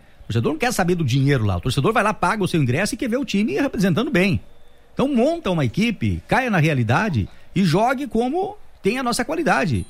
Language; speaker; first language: Portuguese; native; Portuguese